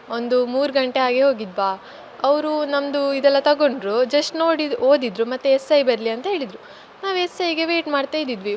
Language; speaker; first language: Kannada; non-native, local second language; Tulu